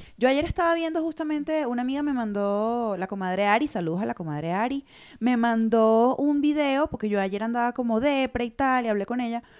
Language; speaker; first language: Spanish; native; Spanish